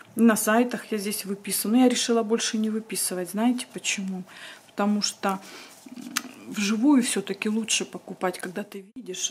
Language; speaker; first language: Russian; native; Russian